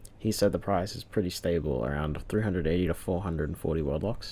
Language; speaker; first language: English; native; English